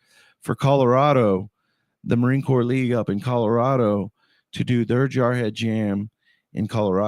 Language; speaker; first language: English; native; English